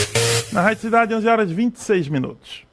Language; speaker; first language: Portuguese; native; Portuguese